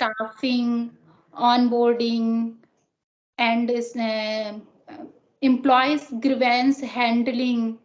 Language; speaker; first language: English; non-native, learner; Hindi